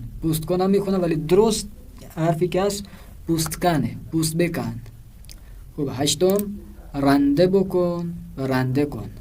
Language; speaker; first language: Persian; non-native, fluent; Urdu